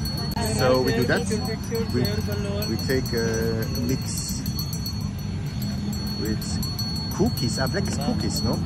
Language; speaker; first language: English; non-native, learner; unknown